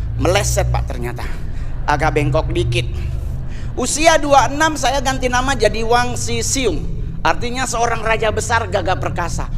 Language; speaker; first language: Indonesian; native; Indonesian